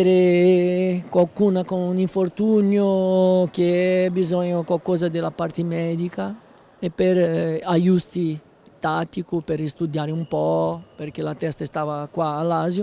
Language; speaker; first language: Italian; non-native, learner; Portuguese